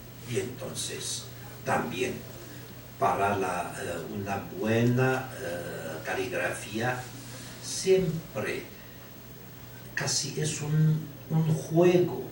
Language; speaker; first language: Spanish; non-native, learner; Chinese